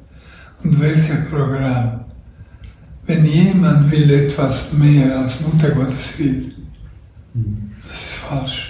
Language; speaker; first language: German; non-native, learner; Croatian